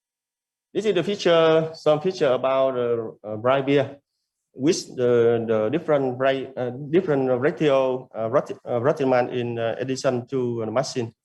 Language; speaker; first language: English; non-native, learner; Vietnamese